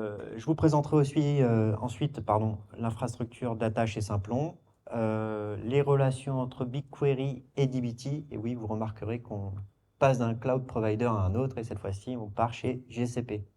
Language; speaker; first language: French; native; French